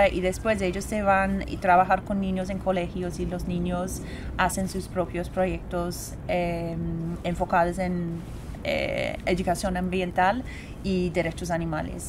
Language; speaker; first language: Spanish; non-native, fluent; English